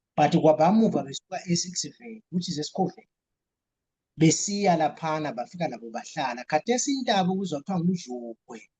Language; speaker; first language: Zulu; native; Zulu